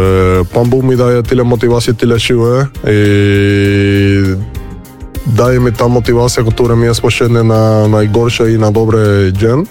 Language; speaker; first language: Polish; non-native, learner; Spanish